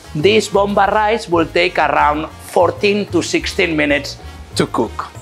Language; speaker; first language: English; non-native, fluent; Catalan